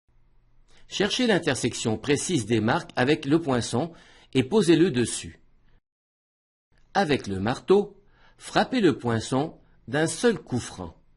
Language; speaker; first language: French; native; French